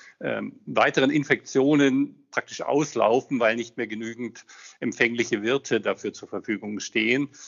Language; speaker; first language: German; native; German